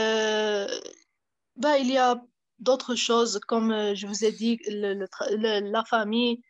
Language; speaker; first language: French; non-native, fluent; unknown